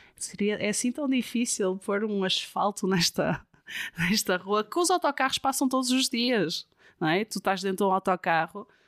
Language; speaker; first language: Portuguese; non-native, fluent; Dutch